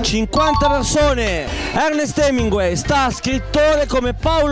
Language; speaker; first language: Italian; native; Italian